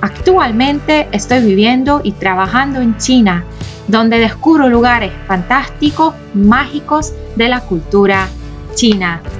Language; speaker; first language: Spanish; non-native, fluent; Polish